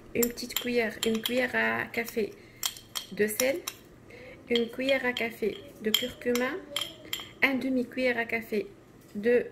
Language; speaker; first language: French; non-native, local second language; Arabic